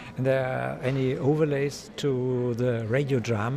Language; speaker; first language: English; non-native, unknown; German